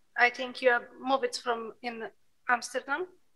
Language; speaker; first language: English; non-native, fluent; Bulgarian